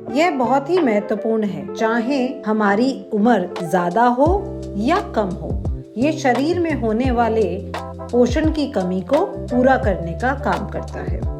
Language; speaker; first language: Hindi; non-native, local second language; Bangla